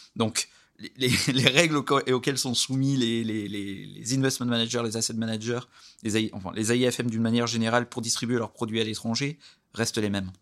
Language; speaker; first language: French; native; French